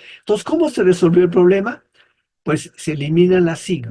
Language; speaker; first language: Spanish; native; Spanish